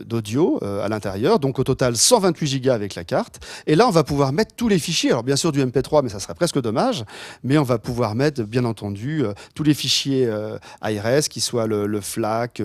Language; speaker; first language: French; native; French